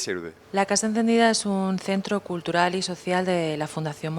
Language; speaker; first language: Spanish; native; Spanish